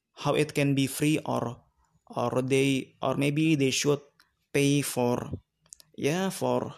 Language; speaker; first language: English; non-native, learner; Indonesian